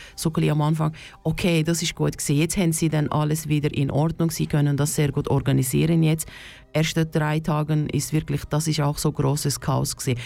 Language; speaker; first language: German; non-native, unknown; Turkish